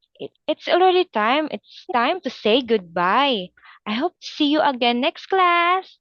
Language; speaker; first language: English; non-native, local second language; Filipino